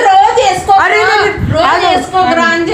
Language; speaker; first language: Telugu; native; Telugu